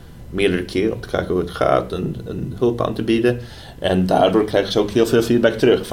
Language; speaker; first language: Dutch; non-native, fluent; Swedish